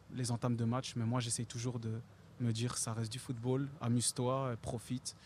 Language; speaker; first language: French; native; French